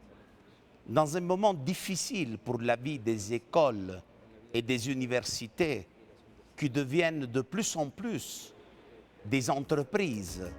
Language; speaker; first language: French; non-native, fluent; Italian